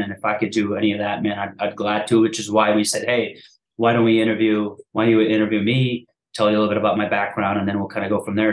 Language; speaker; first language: English; early bilingual, other home language; Persian